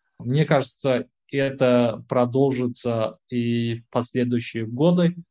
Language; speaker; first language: Russian; non-native, local second language; Uzbek